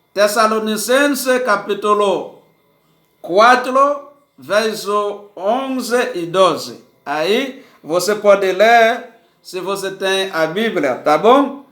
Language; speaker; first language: Portuguese; non-native, learner; Haitian Creole